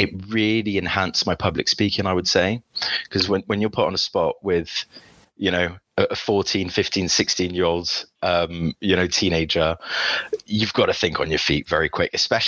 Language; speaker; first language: English; early bilingual, other home language; French